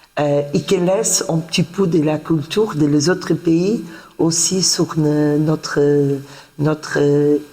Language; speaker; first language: French; non-native, fluent; Portuguese